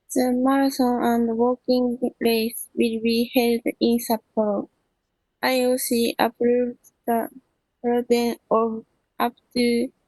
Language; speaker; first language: English; non-native, learner; Japanese